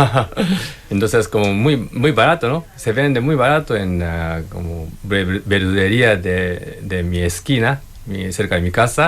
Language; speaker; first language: Spanish; non-native, learner; Japanese